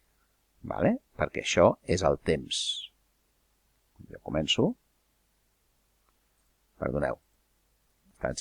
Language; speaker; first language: Catalan; native; Catalan